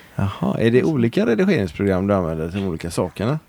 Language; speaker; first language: Swedish; native; Swedish